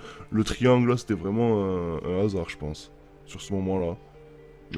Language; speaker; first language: French; native; French